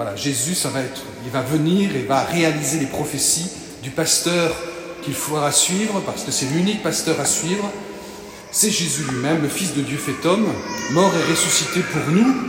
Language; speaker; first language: French; native; French